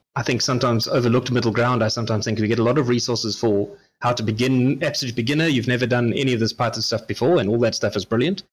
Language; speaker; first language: English; native; English